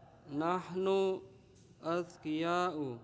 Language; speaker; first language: Arabic; non-native, learner; Indonesian